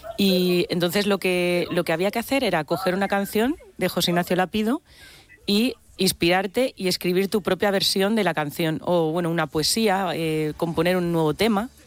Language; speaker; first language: Spanish; native; Spanish